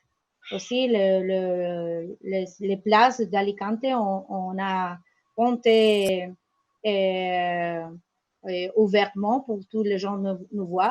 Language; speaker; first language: French; non-native, learner; Spanish